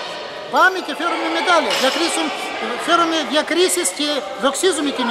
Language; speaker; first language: Greek; non-native, learner; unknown